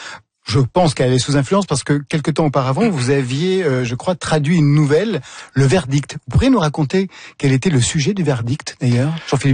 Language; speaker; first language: French; native; French